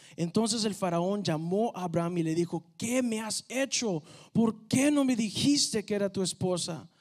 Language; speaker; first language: Spanish; early bilingual, heritage; Spanish